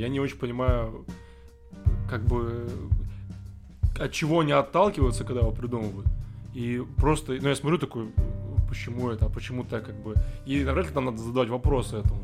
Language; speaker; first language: Russian; native; Russian